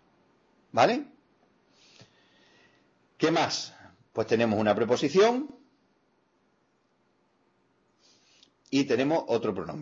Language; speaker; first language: Spanish; native; Spanish